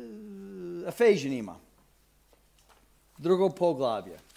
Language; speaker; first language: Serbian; non-native, fluent; English